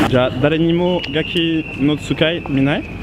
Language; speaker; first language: Japanese; non-native, fluent; French